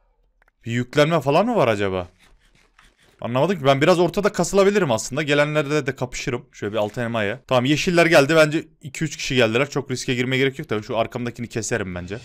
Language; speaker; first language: Turkish; native; Turkish